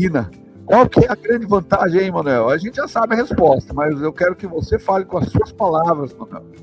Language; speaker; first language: Portuguese; native; Portuguese